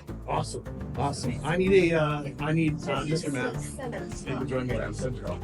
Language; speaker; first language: English; native; English